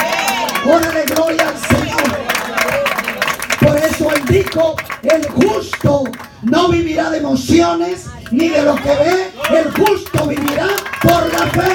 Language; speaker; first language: Spanish; native; Spanish